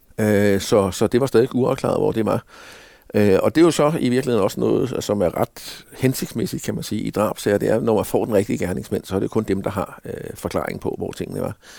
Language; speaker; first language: Danish; native; Danish